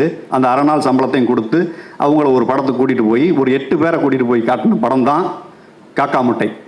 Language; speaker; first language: Tamil; native; Tamil